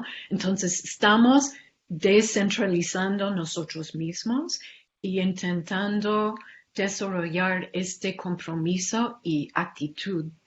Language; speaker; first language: Spanish; non-native, fluent; English